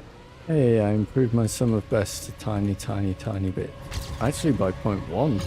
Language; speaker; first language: English; native; English